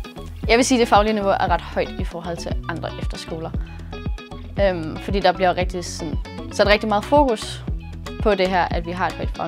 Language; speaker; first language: Danish; native; Danish